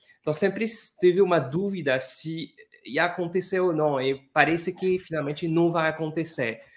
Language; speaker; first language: Portuguese; non-native, fluent; French